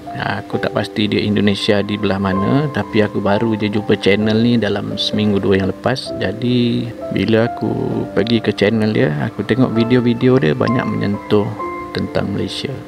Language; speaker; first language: Malay; native; Malay